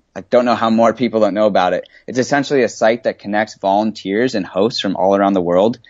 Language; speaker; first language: English; native; English